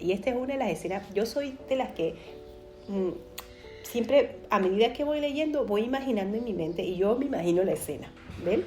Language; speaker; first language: Spanish; native; Spanish